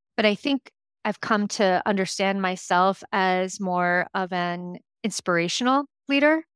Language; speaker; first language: English; native; English